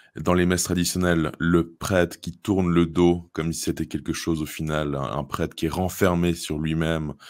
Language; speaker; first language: French; native; French